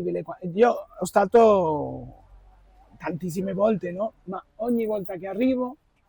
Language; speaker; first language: Italian; non-native, fluent; Spanish